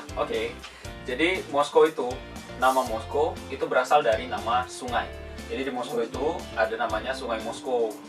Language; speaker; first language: Indonesian; native; Indonesian